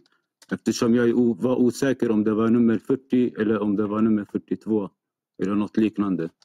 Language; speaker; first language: Swedish; non-native, fluent; Arabic